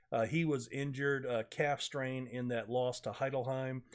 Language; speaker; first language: English; native; English